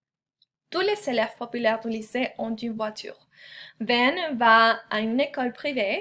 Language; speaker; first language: French; non-native, fluent; Spanish